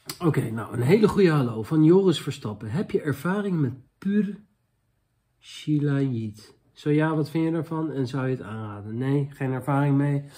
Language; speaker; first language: Dutch; native; Dutch